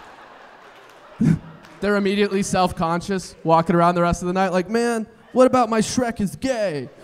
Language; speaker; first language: English; native; English